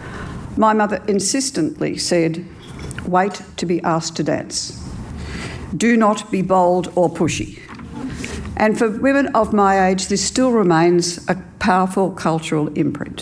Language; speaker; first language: English; native; English